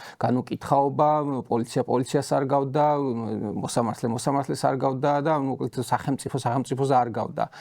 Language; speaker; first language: Georgian; native; Georgian